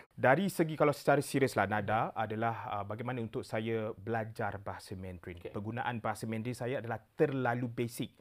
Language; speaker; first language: Malay; native; Malay